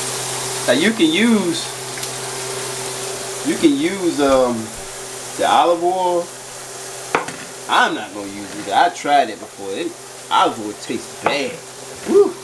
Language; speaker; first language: English; native; English